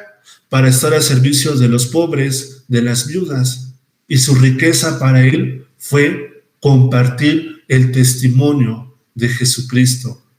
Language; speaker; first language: Spanish; native; Spanish